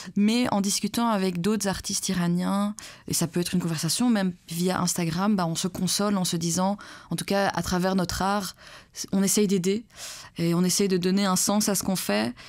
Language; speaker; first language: French; early bilingual, other home language; Persian